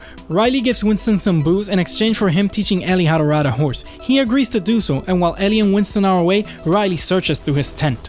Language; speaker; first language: English; native; English